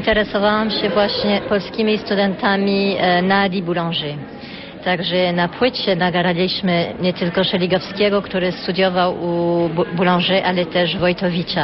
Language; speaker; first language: Polish; early bilingual, heritage; Polish